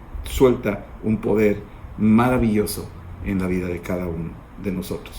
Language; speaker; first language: Spanish; native; Spanish